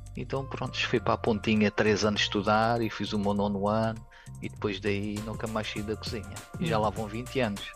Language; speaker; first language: Portuguese; native; Portuguese